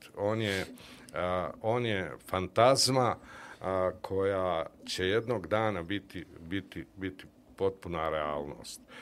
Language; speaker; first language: Bosnian; native; Bosnian